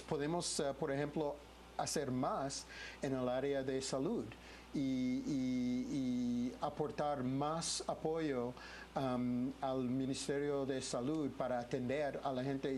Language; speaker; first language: Spanish; non-native, fluent; English